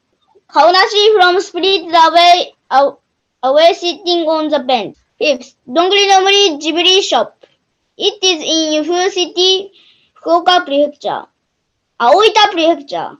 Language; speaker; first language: English; non-native, learner; Japanese